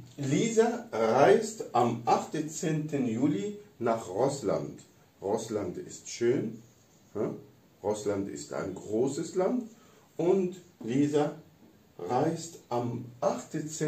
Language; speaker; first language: German; non-native, fluent; Arabic